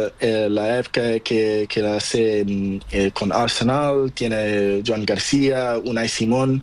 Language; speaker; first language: Spanish; non-native, learner; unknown